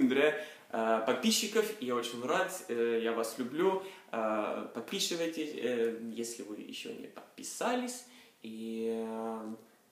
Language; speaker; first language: Russian; non-native, fluent; Norwegian